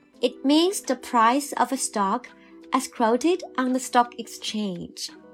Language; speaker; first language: English; non-native, fluent; Chinese